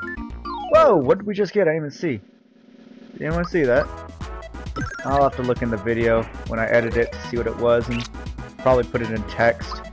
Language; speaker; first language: English; native; English